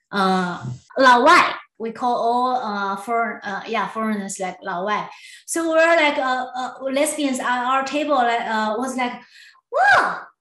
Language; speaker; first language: English; non-native, learner; Chinese